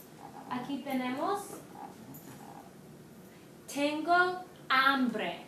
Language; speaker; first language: Spanish; non-native, fluent; English